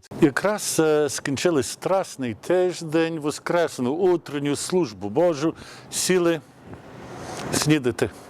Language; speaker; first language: Ukrainian; early bilingual, heritage; Ukrainian